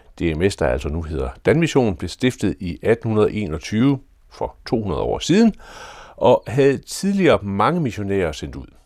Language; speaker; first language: Danish; native; Danish